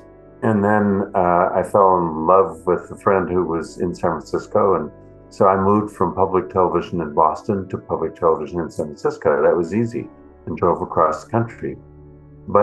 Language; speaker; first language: English; native; English